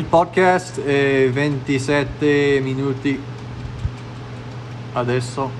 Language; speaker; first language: Italian; non-native, learner; English